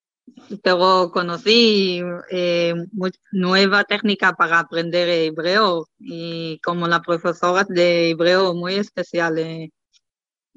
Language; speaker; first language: Spanish; non-native, learner; Hebrew